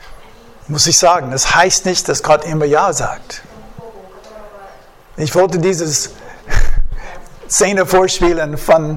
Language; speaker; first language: German; non-native, fluent; English